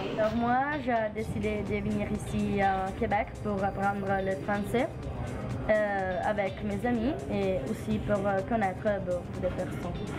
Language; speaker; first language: French; non-native, learner; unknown